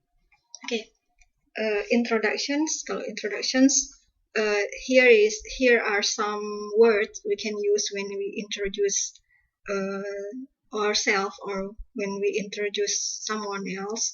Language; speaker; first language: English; non-native, fluent; Indonesian